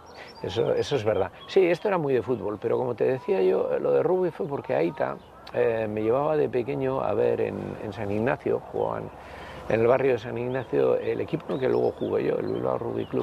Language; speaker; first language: Spanish; native; Spanish